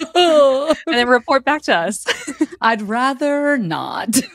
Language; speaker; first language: English; early bilingual, other home language; Hindi